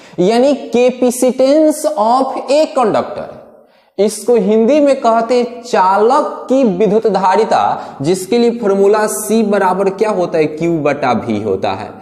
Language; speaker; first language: Hindi; native; Hindi